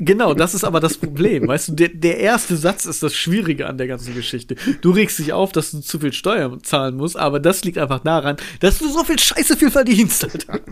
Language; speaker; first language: German; native; German